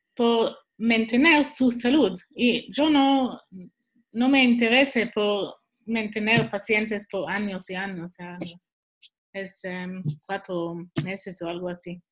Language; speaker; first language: Spanish; non-native, learner; Swiss German